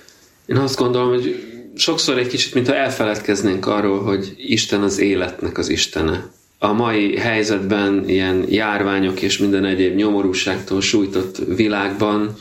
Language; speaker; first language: Hungarian; native; Hungarian